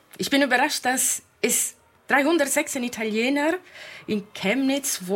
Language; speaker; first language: German; non-native, fluent; Italian